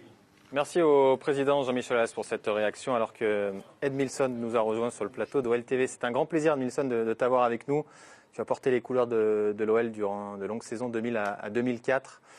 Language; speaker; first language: French; native; French